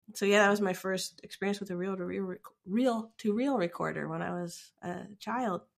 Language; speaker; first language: English; native; English